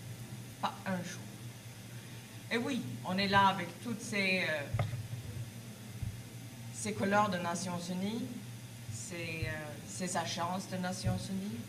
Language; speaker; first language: French; non-native, fluent; Swedish